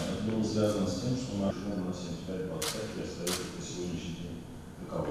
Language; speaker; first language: Russian; non-native, local second language; Azerbaijani